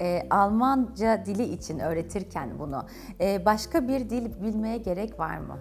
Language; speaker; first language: Turkish; native; Turkish